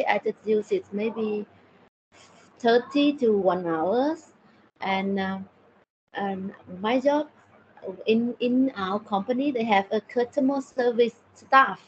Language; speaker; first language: English; non-native, learner; Thai